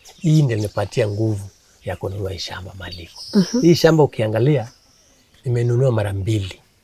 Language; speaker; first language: Swahili; native; Swahili